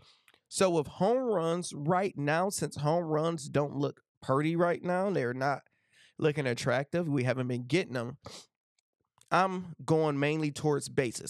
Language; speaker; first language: English; native; English